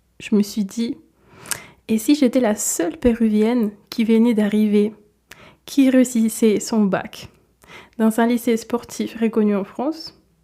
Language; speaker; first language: French; non-native, fluent; Spanish